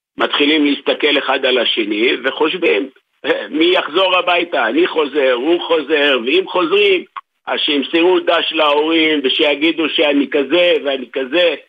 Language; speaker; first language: Hebrew; native; Hebrew